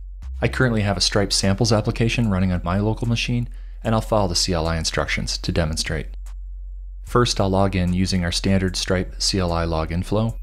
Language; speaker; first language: English; native; English